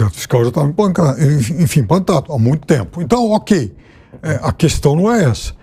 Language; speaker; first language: Portuguese; native; Portuguese